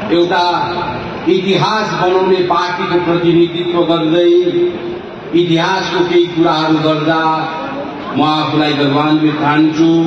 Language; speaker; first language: Nepali; native; Nepali